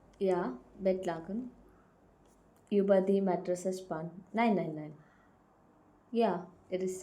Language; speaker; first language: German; non-native, learner; Kannada